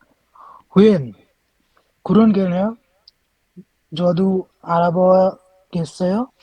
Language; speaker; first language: Korean; non-native, learner; Bangla